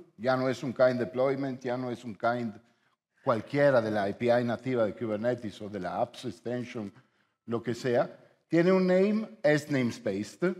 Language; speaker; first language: Spanish; non-native, fluent; Italian